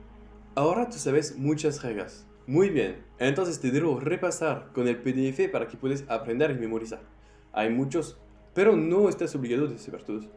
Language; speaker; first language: Spanish; non-native, fluent; French